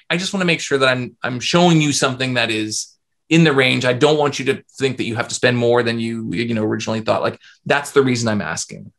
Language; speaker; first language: English; native; English